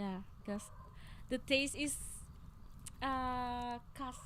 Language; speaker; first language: English; non-native, learner; Indonesian